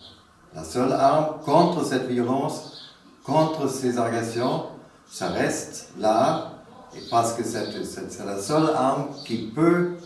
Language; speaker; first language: French; non-native, fluent; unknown